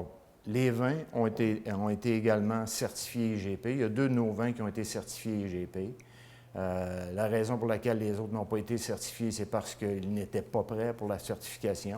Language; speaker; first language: French; native; French